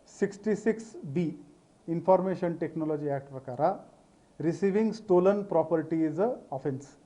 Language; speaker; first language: Kannada; non-native, fluent; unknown